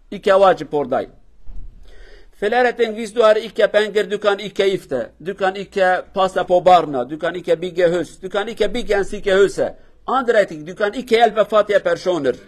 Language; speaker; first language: Norwegian; non-native, learner; Kurdish